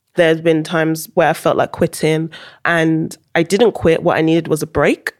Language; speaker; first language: English; early bilingual, heritage; English